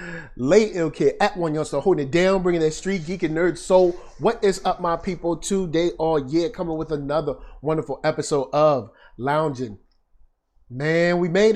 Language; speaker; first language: English; native; English